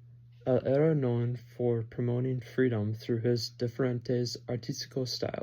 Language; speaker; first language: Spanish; non-native, learner; English